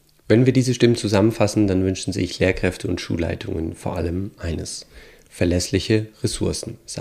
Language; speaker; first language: German; native; German